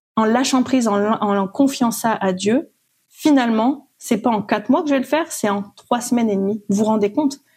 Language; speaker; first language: French; native; French